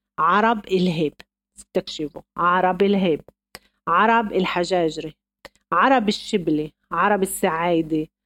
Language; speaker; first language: Hebrew; non-native, local second language; Arabic